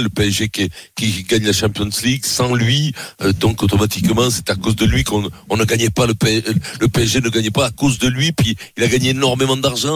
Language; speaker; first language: French; native; French